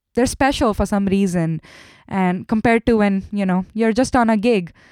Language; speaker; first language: English; non-native, local second language; Tamil